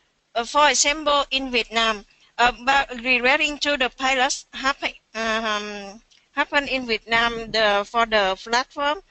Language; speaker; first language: English; non-native, learner; Vietnamese